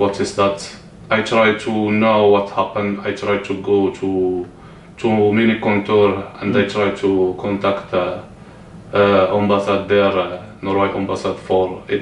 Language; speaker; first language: English; non-native, learner; Arabic